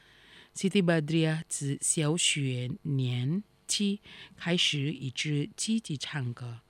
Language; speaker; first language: Chinese; non-native, fluent; Indonesian